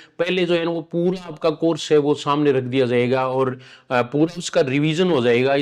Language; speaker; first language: Hindi; native; Hindi